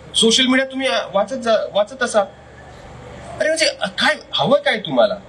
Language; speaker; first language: Marathi; non-native, local second language; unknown